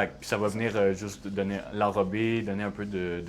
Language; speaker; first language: French; native; French